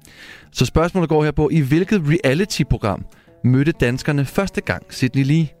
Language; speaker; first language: Danish; native; Danish